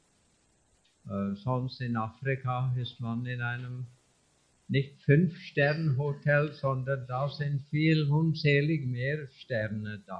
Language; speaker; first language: German; non-native, fluent; English